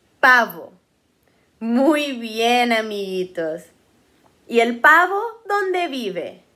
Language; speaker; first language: Spanish; early bilingual, heritage; Spanish